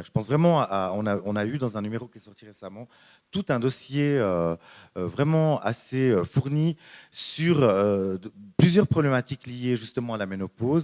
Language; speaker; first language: French; native; French